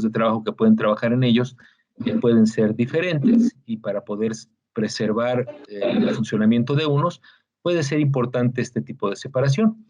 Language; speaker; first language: Spanish; native; Spanish